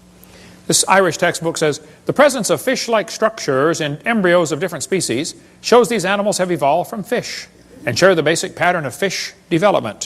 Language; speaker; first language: English; native; English